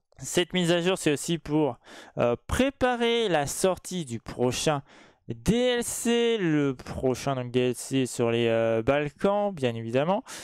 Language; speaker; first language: French; native; French